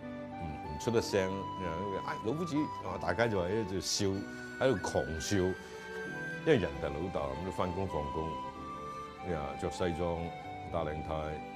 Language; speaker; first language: Chinese; native; Chinese